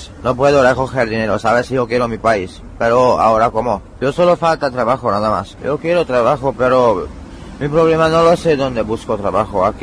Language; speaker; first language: Spanish; non-native, learner; Hungarian